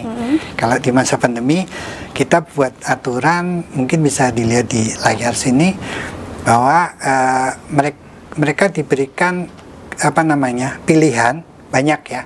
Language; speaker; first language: Indonesian; native; Indonesian